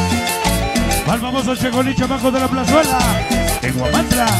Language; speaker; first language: Spanish; native; Spanish